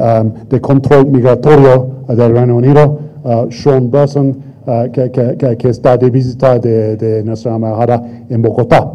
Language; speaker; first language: Spanish; non-native, fluent; English